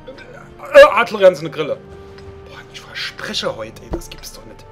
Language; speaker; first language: German; native; German